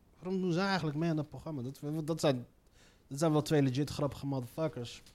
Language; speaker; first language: Dutch; native; Dutch